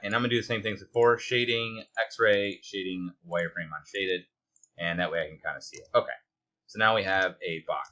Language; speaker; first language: English; native; English